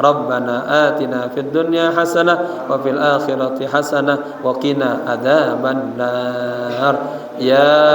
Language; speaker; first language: Arabic; non-native, fluent; Indonesian